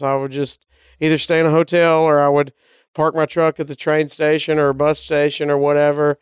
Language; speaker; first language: English; native; English